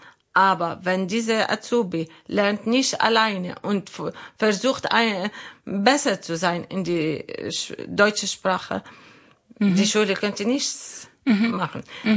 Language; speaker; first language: German; non-native, learner; Arabic